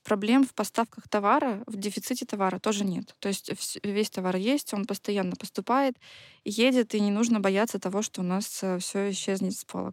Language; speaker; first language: Russian; native; Russian